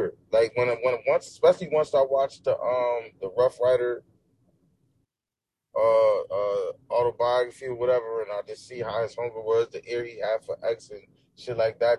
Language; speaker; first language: English; native; English